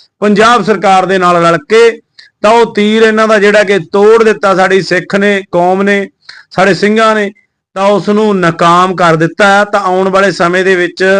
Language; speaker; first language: Punjabi; native; Punjabi